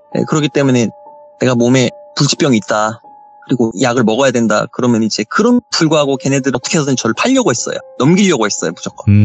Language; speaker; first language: Korean; native; Korean